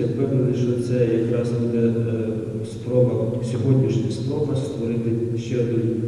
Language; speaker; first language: Ukrainian; native; Ukrainian